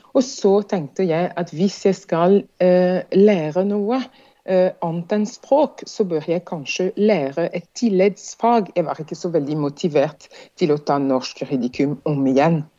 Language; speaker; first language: Norwegian; non-native, fluent; French